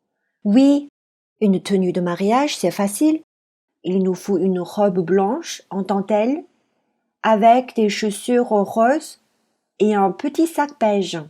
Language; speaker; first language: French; non-native, fluent; Chinese